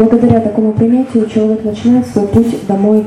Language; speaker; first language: Russian; native; Russian